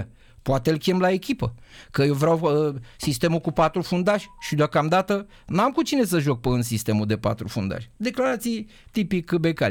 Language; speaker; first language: Romanian; native; Romanian